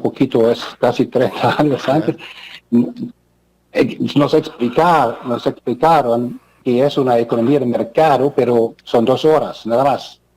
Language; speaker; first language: Spanish; non-native, fluent; German